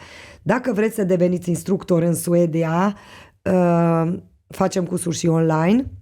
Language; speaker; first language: Romanian; non-native, local second language; Hungarian